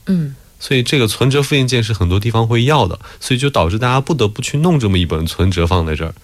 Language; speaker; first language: Chinese; native; Chinese